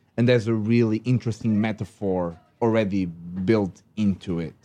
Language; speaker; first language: English; non-native, fluent; Portuguese